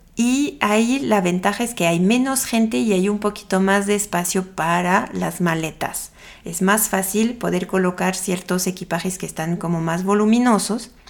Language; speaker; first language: Spanish; non-native, fluent; French